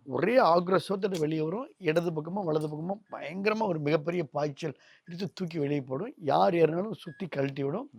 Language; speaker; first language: Tamil; native; Tamil